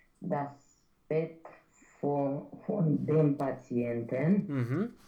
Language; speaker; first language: German; non-native, learner; Romanian